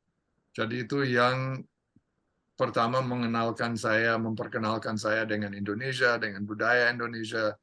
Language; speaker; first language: Indonesian; non-native, fluent; English